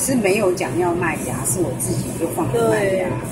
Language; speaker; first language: Chinese; native; Chinese